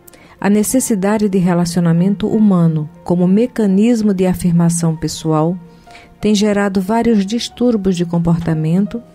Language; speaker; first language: Portuguese; native; Portuguese